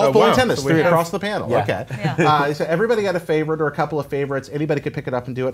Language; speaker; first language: English; native; English